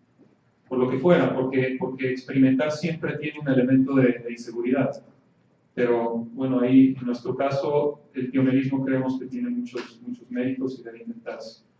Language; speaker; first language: Spanish; native; Spanish